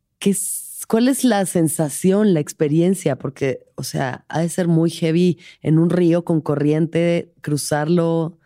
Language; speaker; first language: Spanish; native; Spanish